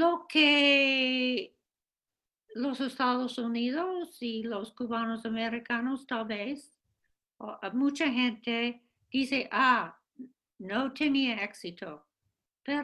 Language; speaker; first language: Spanish; non-native, fluent; English